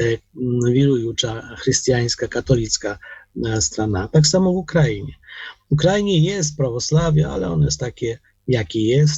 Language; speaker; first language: Polish; non-native, learner; Ukrainian